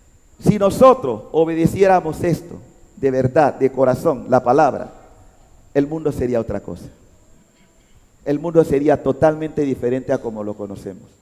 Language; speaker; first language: Spanish; native; Spanish